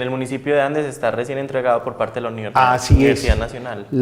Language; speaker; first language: Spanish; native; Spanish